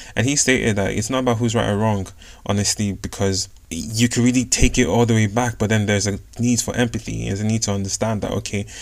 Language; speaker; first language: English; non-native, local second language; Yoruba